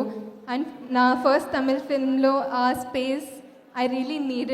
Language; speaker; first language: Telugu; non-native, fluent; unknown